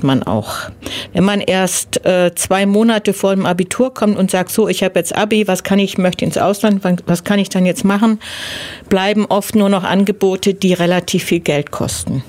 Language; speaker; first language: German; native; German